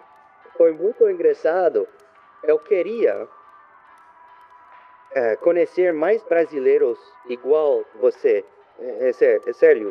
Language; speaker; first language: Portuguese; non-native, learner; French